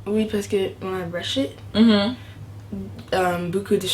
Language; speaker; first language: French; early bilingual, heritage; English